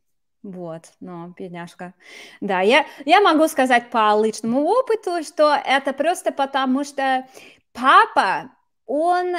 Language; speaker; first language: Russian; non-native, fluent; English